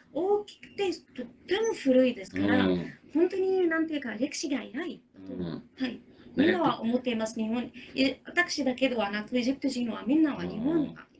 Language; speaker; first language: Japanese; non-native, learner; Arabic